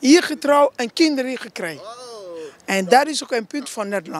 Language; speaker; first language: Dutch; non-native, learner; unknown